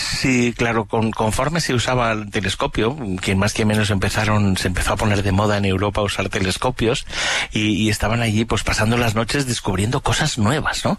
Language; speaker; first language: Spanish; native; Spanish